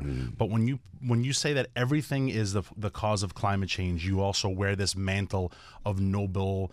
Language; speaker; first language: English; native; English